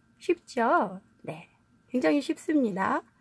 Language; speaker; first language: Korean; native; Korean